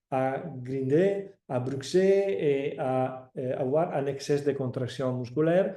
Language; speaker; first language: French; non-native, fluent; Italian